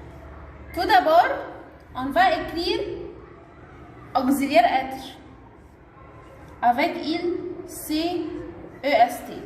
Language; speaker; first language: French; non-native, fluent; Arabic